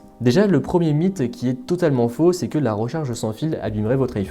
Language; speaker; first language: French; native; French